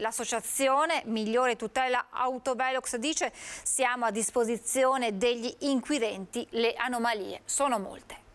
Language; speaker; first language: Italian; native; Italian